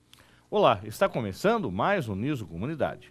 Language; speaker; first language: Portuguese; native; Portuguese